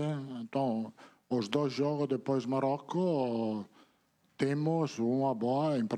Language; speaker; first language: Portuguese; non-native, fluent; Italian